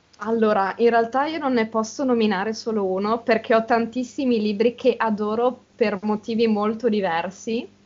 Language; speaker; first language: Italian; native; Italian